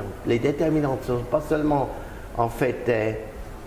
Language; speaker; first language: French; non-native, fluent; German